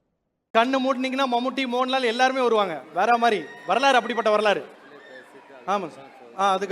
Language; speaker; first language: Tamil; native; Tamil